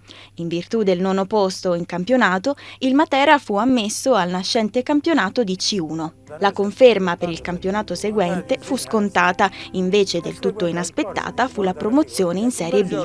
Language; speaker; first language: Italian; native; Italian